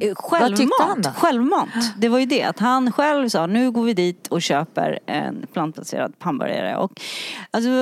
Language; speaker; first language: Swedish; native; Swedish